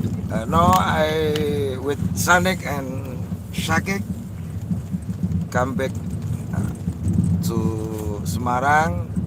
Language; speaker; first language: English; non-native, learner; Indonesian